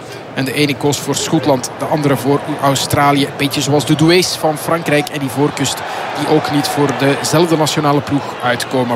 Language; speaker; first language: Dutch; native; Dutch